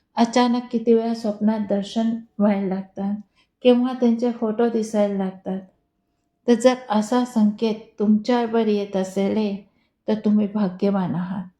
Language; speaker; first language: Marathi; non-native, local second language; Hindi